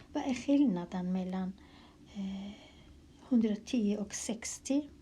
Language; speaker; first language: Swedish; non-native, fluent; Kurdish